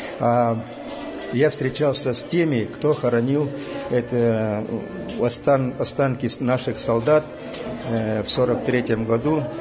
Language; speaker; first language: Russian; native; Russian